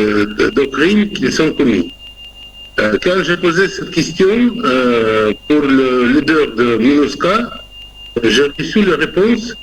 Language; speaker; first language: French; non-native, fluent; Russian